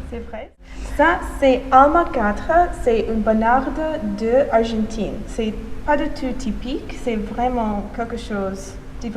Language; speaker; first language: French; non-native, fluent; English